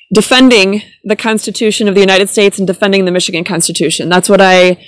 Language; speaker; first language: English; native; English